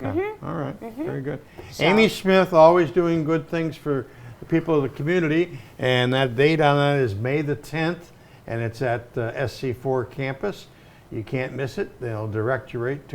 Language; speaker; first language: English; native; English